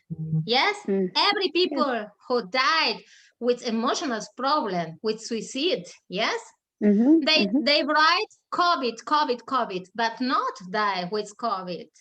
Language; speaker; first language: English; non-native, learner; German